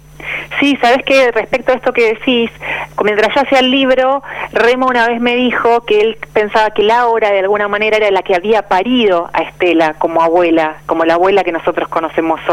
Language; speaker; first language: Spanish; native; Spanish